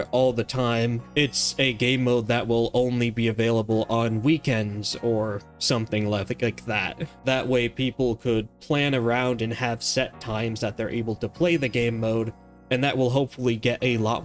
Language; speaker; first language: English; native; English